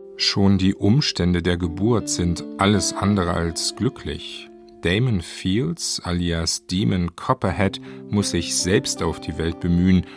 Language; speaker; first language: German; native; German